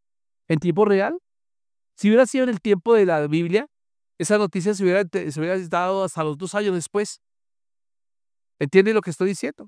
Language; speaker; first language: Spanish; native; Spanish